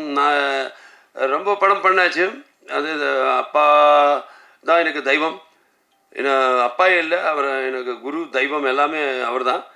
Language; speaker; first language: Tamil; non-native, local second language; Telugu